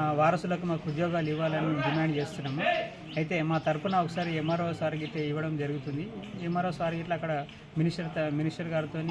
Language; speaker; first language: Telugu; native; Telugu